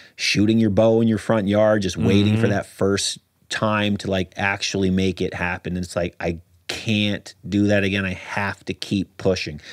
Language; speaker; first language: English; native; English